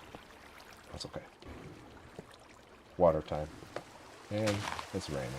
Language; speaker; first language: English; native; English